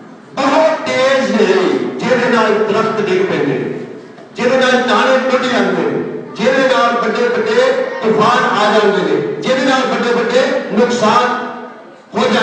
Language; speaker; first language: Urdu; non-native, local second language; Punjabi